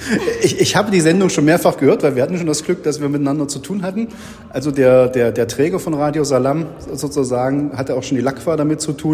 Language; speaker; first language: German; native; German